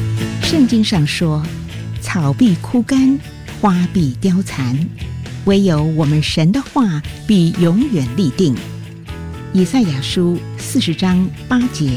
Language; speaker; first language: Chinese; native; Chinese